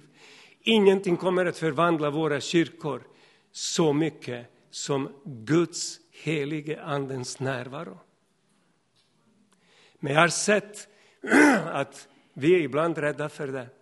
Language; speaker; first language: Swedish; non-native, fluent; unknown